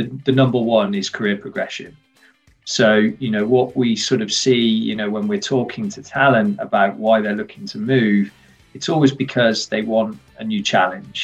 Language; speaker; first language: English; native; English